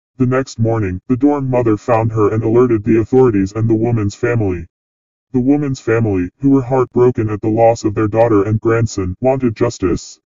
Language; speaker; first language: English; native; English